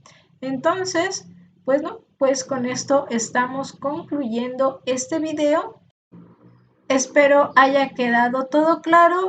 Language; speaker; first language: Spanish; native; Spanish